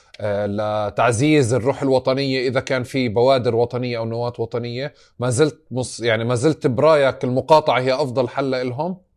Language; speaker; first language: Arabic; native; Arabic